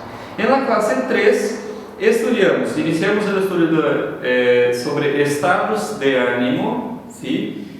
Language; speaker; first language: Spanish; non-native, fluent; Portuguese